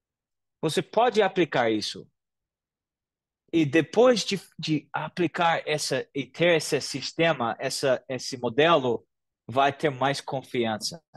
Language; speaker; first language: Portuguese; non-native, fluent; English